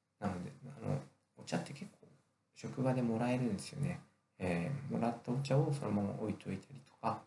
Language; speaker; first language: Japanese; native; Japanese